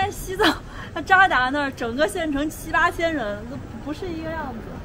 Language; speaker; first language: Chinese; native; Chinese